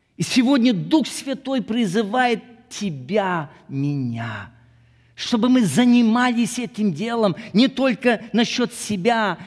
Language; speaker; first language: Russian; native; Russian